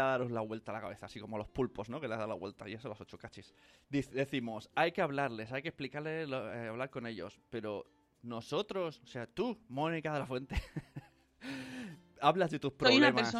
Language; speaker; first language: Spanish; native; Spanish